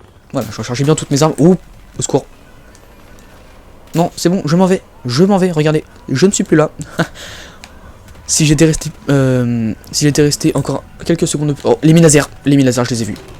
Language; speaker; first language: French; native; French